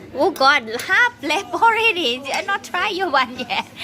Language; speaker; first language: English; non-native, learner; Thai